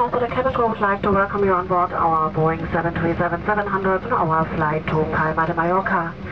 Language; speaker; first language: English; non-native, fluent; German